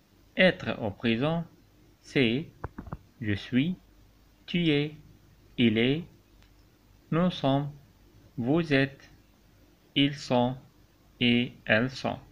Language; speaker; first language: French; non-native, fluent; Arabic